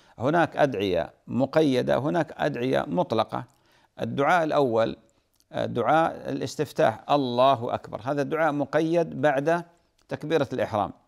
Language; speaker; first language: Arabic; native; Arabic